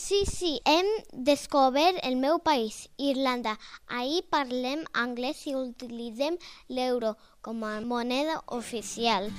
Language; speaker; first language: Catalan; early bilingual, other home language; English